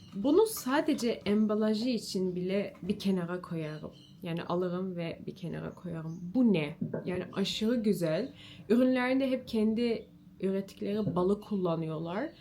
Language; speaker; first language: Turkish; early bilingual, heritage; Turkish